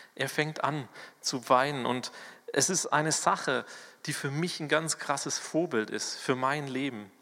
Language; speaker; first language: German; native; German